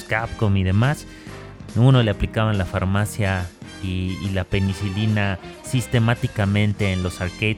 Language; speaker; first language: Spanish; native; Spanish